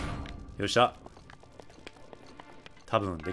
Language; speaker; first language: Japanese; non-native, fluent; English